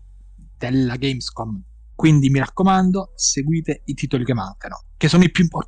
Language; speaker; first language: Italian; native; Italian